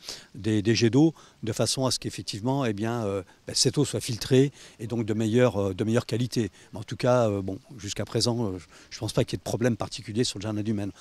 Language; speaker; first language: French; native; French